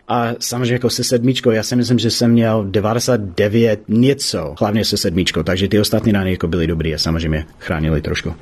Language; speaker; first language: Czech; non-native, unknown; English